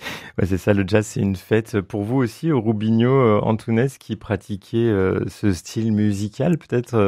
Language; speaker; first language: French; native; French